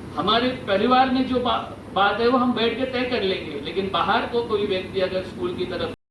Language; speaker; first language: Hindi; non-native, local second language; Marathi